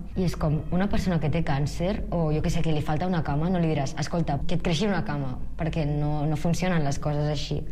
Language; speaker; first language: Catalan; early bilingual, other home language; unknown